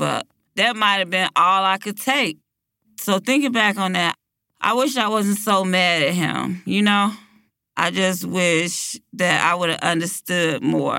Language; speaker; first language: English; native; English